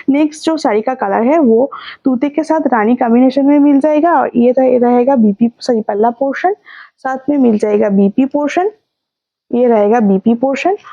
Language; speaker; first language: Hindi; non-native, local second language; Bangla